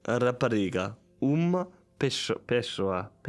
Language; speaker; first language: Portuguese; non-native, learner; French